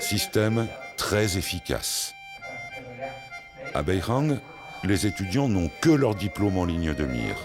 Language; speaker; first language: French; native; French